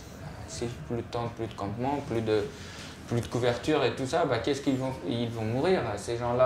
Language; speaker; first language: French; non-native, fluent; Persian